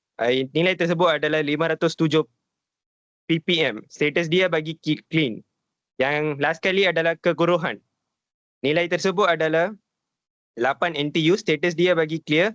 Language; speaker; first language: Malay; non-native, local second language; Tamil